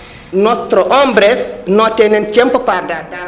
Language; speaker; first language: Spanish; non-native, learner; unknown